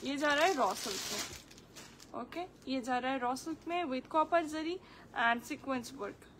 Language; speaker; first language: Hindi; non-native, local second language; Bangla